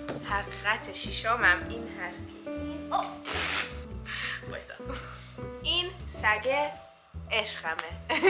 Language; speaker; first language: Persian; early bilingual, heritage; Persian